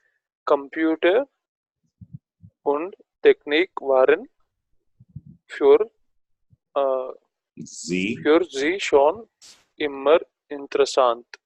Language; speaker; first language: German; non-native, learner; Telugu